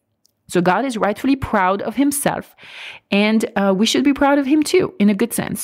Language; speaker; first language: English; non-native, fluent; French